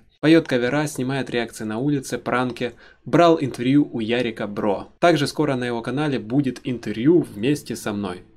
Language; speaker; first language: Russian; native; Russian